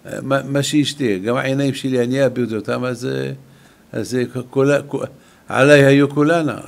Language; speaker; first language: Hebrew; non-native, fluent; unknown